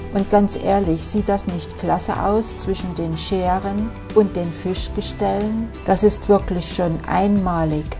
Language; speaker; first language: German; native; German